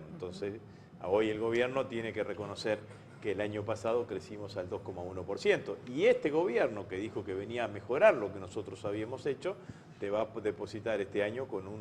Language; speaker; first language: Spanish; native; Spanish